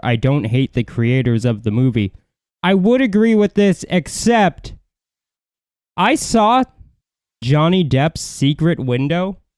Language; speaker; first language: English; native; English